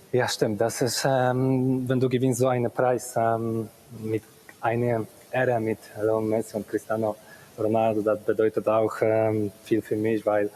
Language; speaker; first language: German; non-native, fluent; Polish